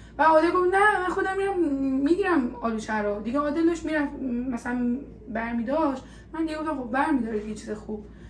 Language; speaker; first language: Persian; native; Persian